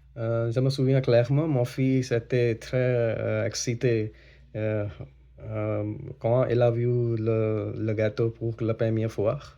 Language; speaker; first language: French; non-native, learner; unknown